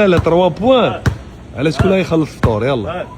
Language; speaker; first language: Arabic; native; Arabic